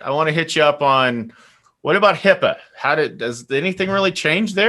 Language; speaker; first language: English; native; English